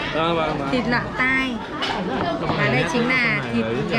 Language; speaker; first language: Vietnamese; native; Vietnamese